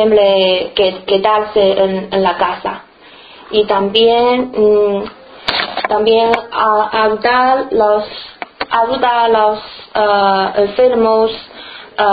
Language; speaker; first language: Spanish; non-native, learner; Chinese